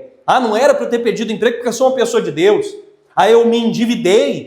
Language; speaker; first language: Portuguese; native; Portuguese